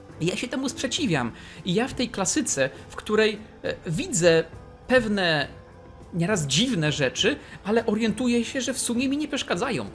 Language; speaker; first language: Polish; native; Polish